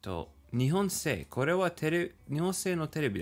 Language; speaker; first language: Japanese; non-native, learner; English